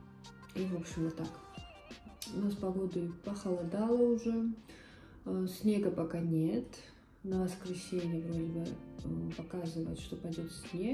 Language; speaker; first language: Russian; native; Russian